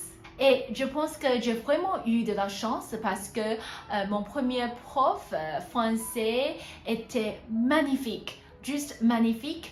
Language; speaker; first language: French; non-native, fluent; Hakka Chinese